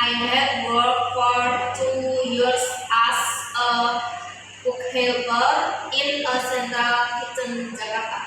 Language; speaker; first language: English; non-native, learner; Indonesian